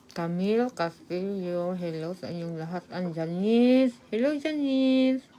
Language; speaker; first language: Filipino; non-native, local second language; Cebuano